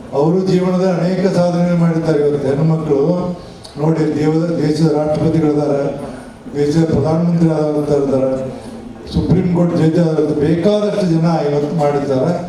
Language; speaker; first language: Kannada; native; Kannada